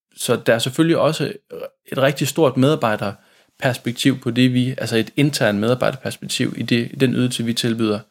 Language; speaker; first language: Danish; native; Danish